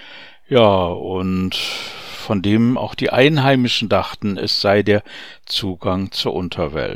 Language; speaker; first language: German; native; German